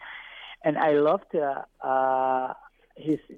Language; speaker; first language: English; non-native, fluent; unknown